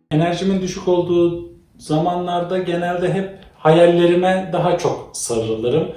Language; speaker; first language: Turkish; native; Turkish